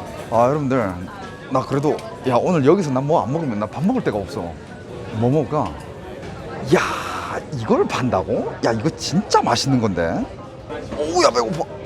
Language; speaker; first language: Korean; native; Korean